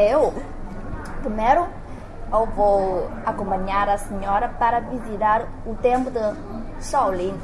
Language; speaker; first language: Portuguese; non-native, learner; Chinese